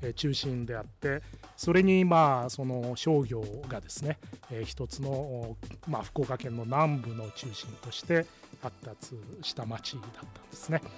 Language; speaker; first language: Japanese; native; Japanese